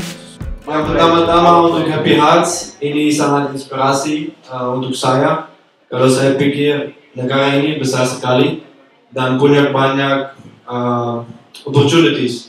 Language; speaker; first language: Indonesian; non-native, learner; Dutch